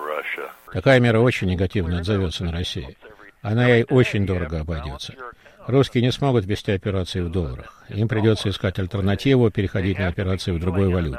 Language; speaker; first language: Russian; native; Russian